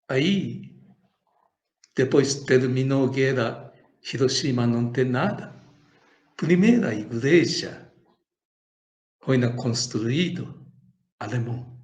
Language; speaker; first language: Portuguese; non-native, learner; Japanese